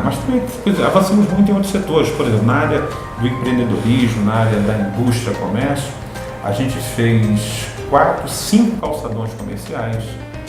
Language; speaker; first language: Portuguese; native; Portuguese